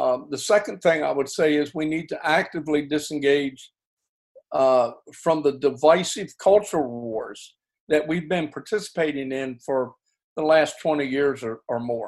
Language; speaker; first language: English; native; English